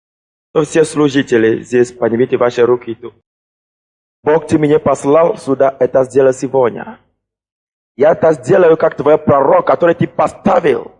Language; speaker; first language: Russian; non-native, fluent; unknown